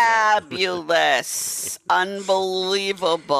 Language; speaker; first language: English; native; English